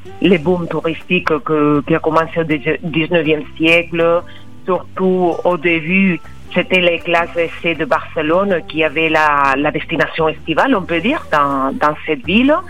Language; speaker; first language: French; non-native, fluent; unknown